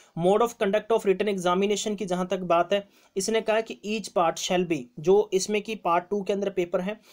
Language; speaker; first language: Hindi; non-native, local second language; Punjabi